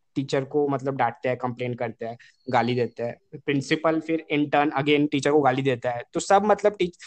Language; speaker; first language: Hindi; native; Hindi